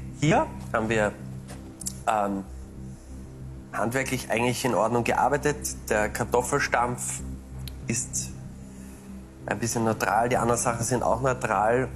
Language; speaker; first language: German; native; German